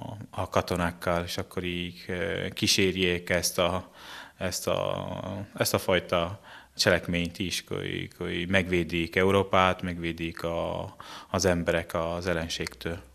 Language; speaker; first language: Hungarian; non-native, fluent; Italian